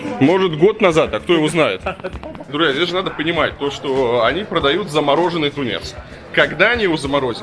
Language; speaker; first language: Russian; native; Russian